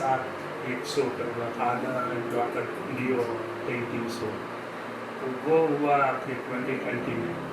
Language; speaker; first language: Hindi; non-native, local second language; Gujarati